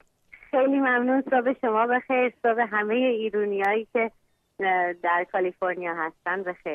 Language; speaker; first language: Persian; early bilingual, heritage; Persian